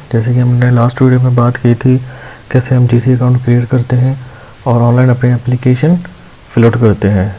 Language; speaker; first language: Hindi; non-native, local second language; Punjabi